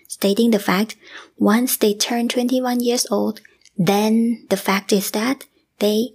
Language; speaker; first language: English; non-native, fluent; Thai